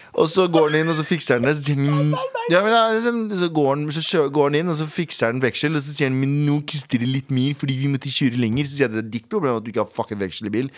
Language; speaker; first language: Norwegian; early bilingual, other home language; Urdu